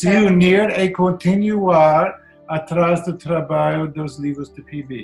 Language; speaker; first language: Portuguese; non-native, learner; English